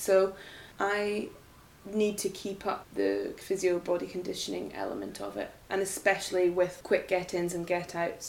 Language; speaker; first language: English; native; English